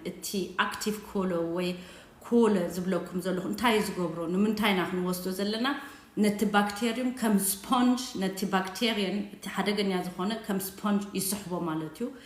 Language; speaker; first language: Tigrinya; native; Tigrinya